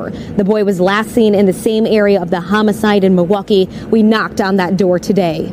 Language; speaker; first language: English; native; English